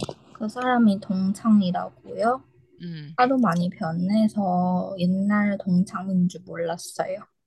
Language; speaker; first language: Korean; non-native, learner; Chinese